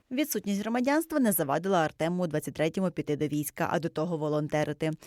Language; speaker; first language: Ukrainian; native; Ukrainian